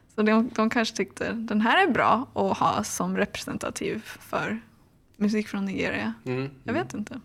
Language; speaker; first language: Swedish; early bilingual, heritage; English